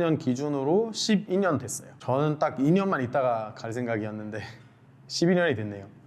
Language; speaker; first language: Korean; non-native, fluent; Arabic